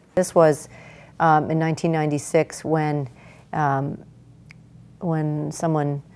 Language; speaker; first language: English; native; English